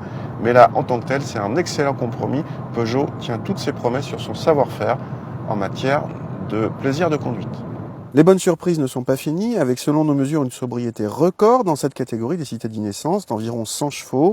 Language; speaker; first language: French; native; French